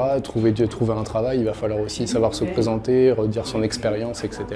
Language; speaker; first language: French; native; French